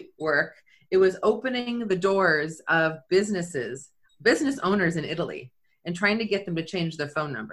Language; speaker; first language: English; native; English